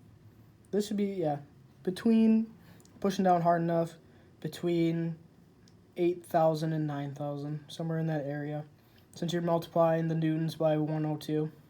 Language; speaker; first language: English; native; English